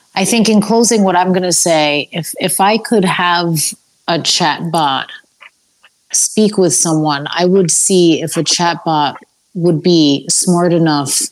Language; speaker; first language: English; native; English